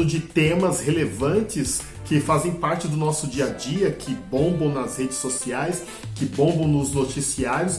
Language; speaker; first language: Portuguese; native; Portuguese